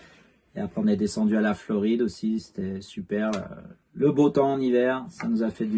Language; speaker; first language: French; native; French